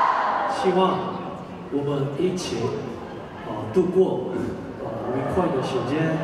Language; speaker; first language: Chinese; non-native, learner; Korean